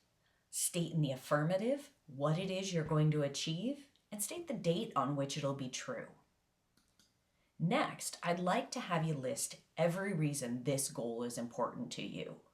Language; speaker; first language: English; native; English